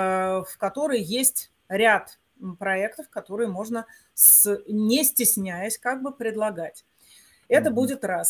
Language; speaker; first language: Russian; native; Russian